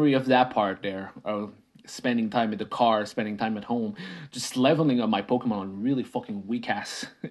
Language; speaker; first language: English; non-native, fluent; French